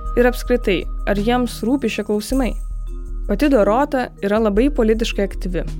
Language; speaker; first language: Lithuanian; non-native, local second language; Polish